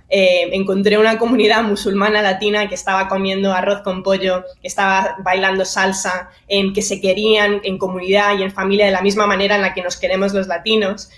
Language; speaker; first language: Spanish; early bilingual, heritage; Spanish